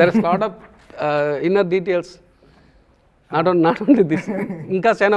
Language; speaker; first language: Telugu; non-native, local second language; Tamil